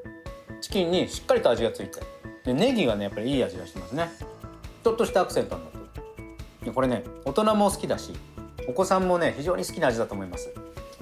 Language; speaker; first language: Japanese; native; Japanese